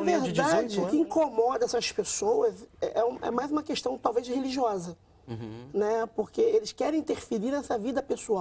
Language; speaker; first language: Portuguese; native; Portuguese